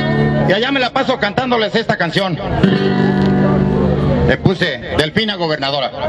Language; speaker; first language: Spanish; native; Spanish